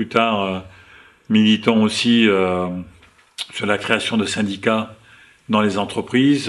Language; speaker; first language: French; native; French